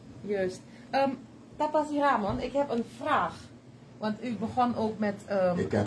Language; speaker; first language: Dutch; native; Dutch